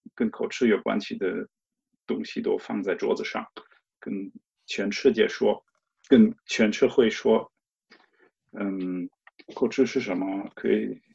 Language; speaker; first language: Chinese; non-native, fluent; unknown